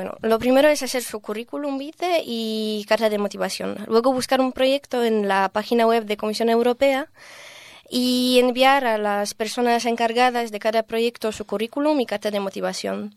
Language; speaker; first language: Spanish; non-native, fluent; Polish